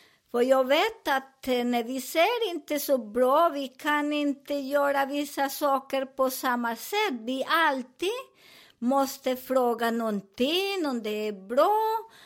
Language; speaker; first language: Swedish; non-native, fluent; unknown